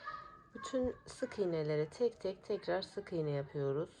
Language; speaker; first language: Turkish; native; Turkish